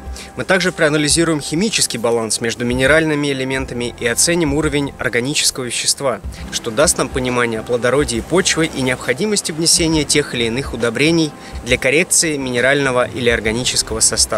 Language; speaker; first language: Russian; native; Russian